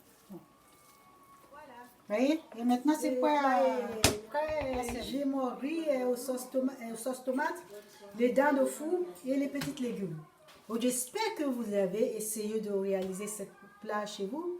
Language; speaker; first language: French; non-native, learner; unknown